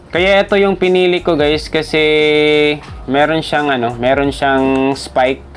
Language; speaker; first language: Filipino; non-native, local second language; Cebuano